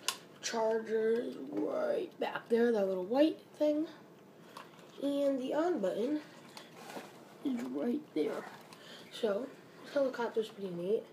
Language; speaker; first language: English; native; English